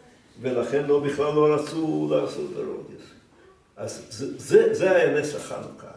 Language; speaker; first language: Hebrew; non-native, fluent; Russian